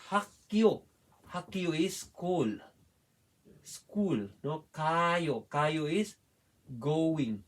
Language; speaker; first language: English; non-native, learner; Filipino